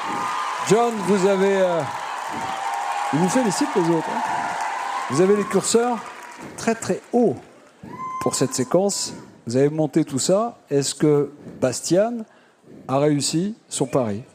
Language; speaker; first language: French; native; French